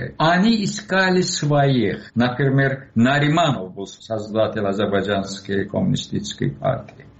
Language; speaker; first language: Russian; non-native, local second language; Azerbaijani